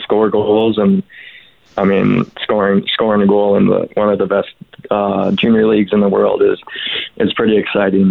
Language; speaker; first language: English; native; English